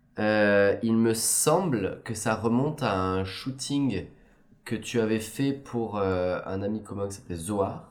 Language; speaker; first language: French; native; French